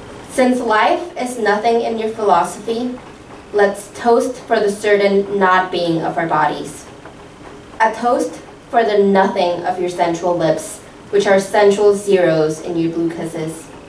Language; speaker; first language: English; non-native, fluent; Spanish